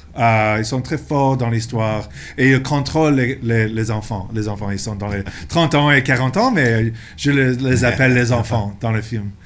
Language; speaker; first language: French; non-native, local second language; English